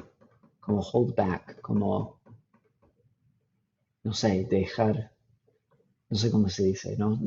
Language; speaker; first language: Spanish; non-native, fluent; English